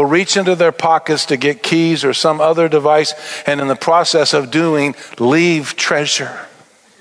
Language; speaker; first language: English; native; English